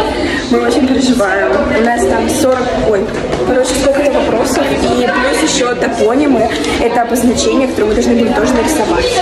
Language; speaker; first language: Russian; native; Russian